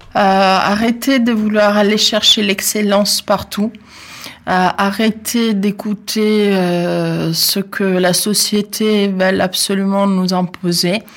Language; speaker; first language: French; non-native, fluent; Italian